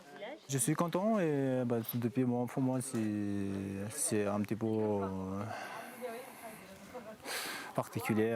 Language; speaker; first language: French; non-native, fluent; Sherpa